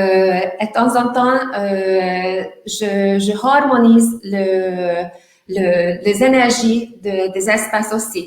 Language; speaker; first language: French; non-native, learner; Hungarian